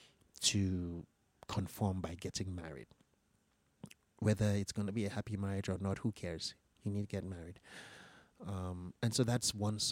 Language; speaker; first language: English; non-native, local second language; Igbo